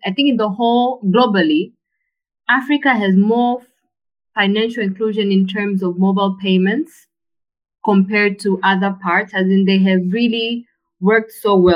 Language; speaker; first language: English; non-native, local second language; Swahili